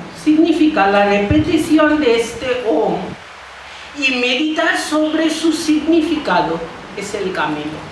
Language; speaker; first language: Spanish; non-native, fluent; Bangla